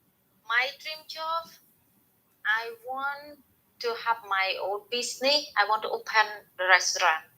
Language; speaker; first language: English; non-native, learner; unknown